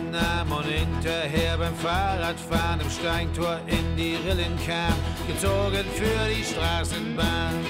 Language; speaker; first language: Icelandic; non-native, fluent; German